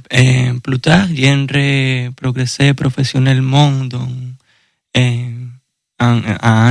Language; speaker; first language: French; non-native, learner; Spanish